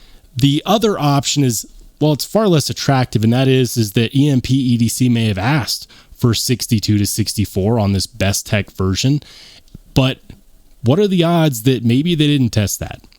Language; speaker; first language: English; native; English